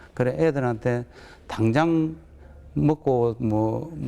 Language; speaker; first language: Korean; native; Korean